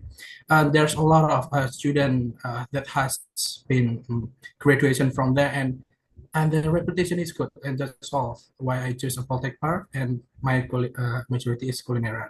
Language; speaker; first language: English; non-native, learner; Indonesian